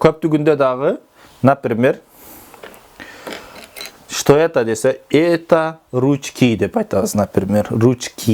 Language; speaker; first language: Russian; non-native, fluent; Kyrgyz